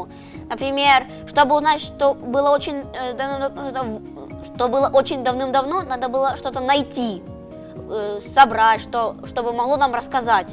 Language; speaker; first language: Russian; native; Russian